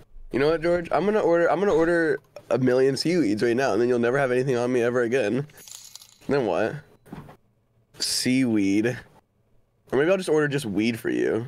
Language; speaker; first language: English; native; English